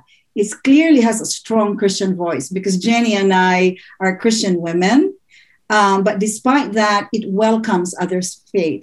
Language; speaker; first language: English; non-native, local second language; Filipino